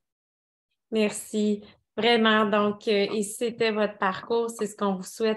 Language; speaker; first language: French; native; French